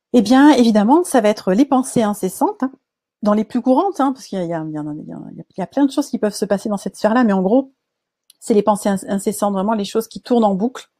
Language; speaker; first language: French; native; French